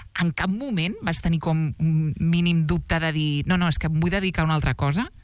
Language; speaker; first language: Catalan; native; Catalan